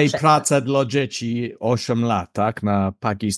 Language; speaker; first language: Polish; non-native, learner; English